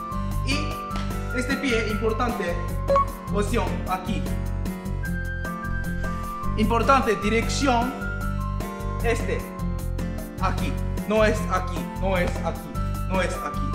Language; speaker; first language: Spanish; non-native, learner; Japanese